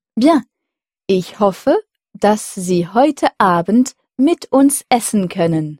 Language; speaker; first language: German; non-native, fluent; French